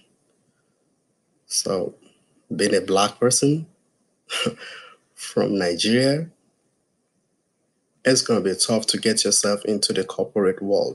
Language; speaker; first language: English; non-native, local second language; Yoruba